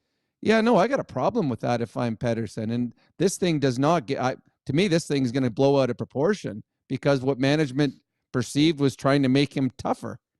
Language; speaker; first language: English; native; English